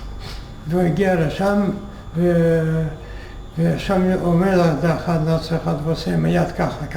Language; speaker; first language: Hebrew; non-native, fluent; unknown